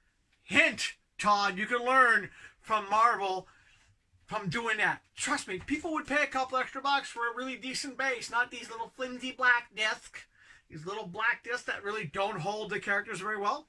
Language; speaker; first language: English; native; English